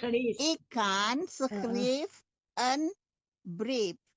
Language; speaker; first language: Dutch; non-native, learner; Indonesian